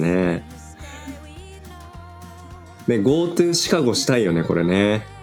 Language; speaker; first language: Japanese; native; Japanese